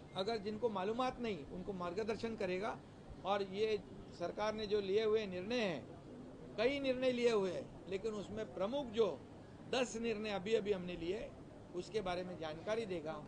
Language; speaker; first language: Hindi; non-native, local second language; Marathi